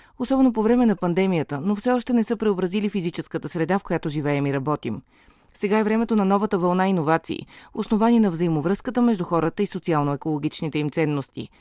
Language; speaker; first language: Bulgarian; native; Bulgarian